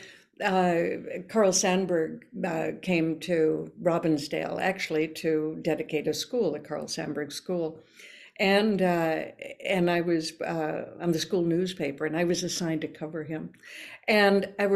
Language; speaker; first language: English; early bilingual, other home language; Norwegian